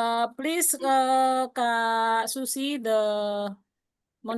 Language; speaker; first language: English; non-native, learner; Indonesian